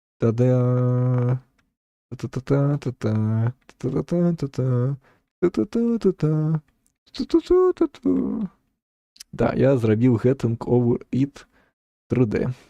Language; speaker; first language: Belarusian; non-native, local second language; Russian